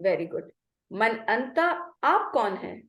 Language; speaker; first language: Urdu; native; Urdu